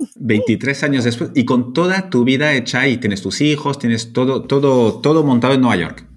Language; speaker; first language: Spanish; non-native, fluent; French